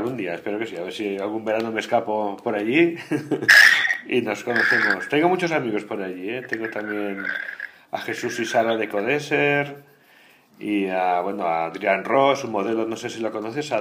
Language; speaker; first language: Spanish; native; Spanish